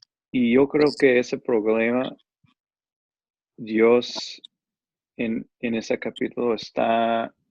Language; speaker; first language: Spanish; non-native, learner; English